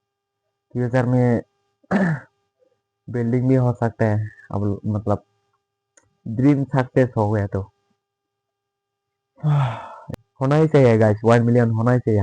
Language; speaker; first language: Hindi; non-native, local second language; Kok Borok